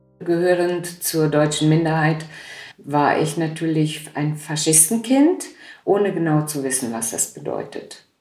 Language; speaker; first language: German; native; German